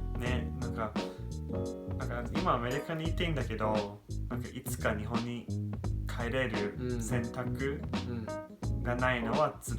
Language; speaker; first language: Japanese; non-native, fluent; English